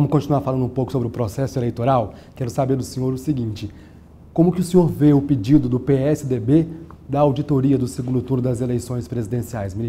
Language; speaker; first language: Portuguese; native; Portuguese